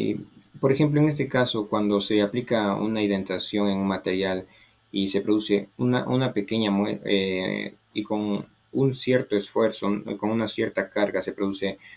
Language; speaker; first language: Spanish; native; Spanish